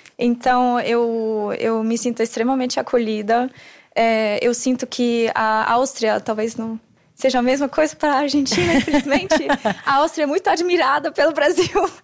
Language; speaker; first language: Portuguese; non-native, fluent; German